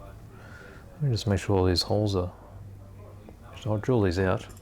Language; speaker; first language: English; native; English